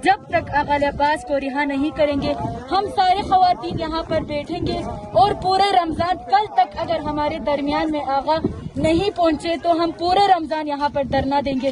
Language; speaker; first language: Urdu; non-native, local second language; Balti